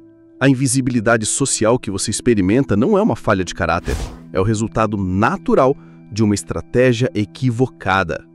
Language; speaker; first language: Portuguese; native; Portuguese